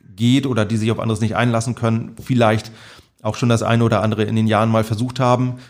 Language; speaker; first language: German; native; German